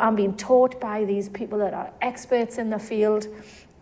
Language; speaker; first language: English; native; English